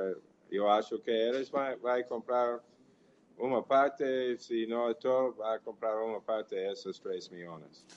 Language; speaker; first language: Portuguese; non-native, fluent; English